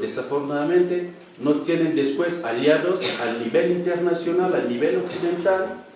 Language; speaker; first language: Spanish; non-native, fluent; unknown